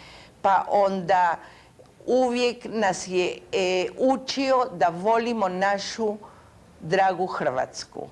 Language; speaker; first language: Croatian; early bilingual, heritage; Croatian